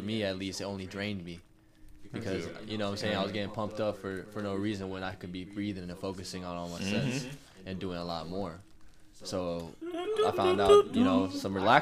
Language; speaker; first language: English; native; English